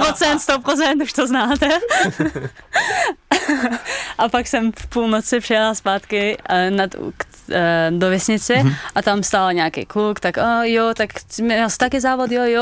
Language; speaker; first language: Czech; early bilingual, heritage; Dutch